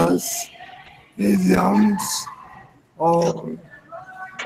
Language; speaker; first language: English; non-native, learner; Spanish